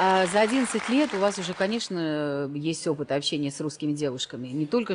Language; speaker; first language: Russian; native; Russian